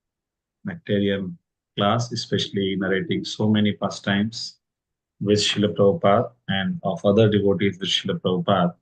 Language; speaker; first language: English; non-native, local second language; Hindi